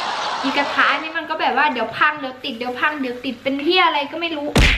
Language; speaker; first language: Thai; native; Thai